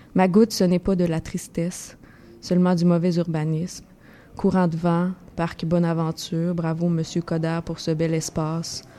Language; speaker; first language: French; native; French